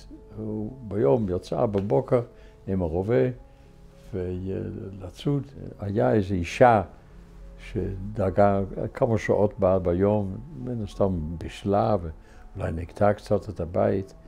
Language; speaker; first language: Hebrew; non-native, fluent; Dutch